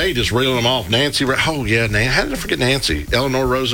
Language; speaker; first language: English; native; English